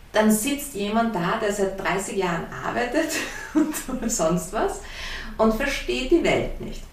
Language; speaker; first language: German; early bilingual, heritage; German